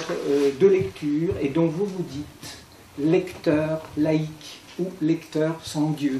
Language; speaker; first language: French; native; French